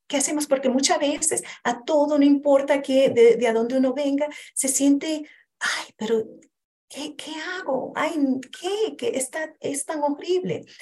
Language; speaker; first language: Spanish; early bilingual, heritage; Spanish